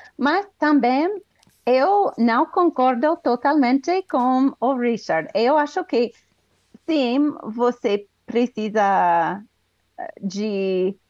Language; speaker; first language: Portuguese; non-native, learner; English